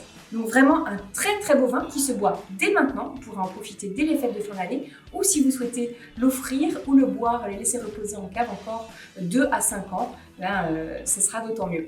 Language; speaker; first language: French; native; French